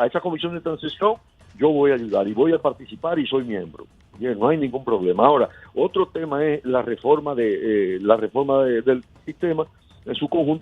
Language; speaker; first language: Spanish; native; Spanish